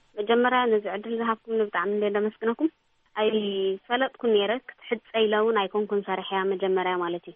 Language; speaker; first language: Tigrinya; non-native, local second language; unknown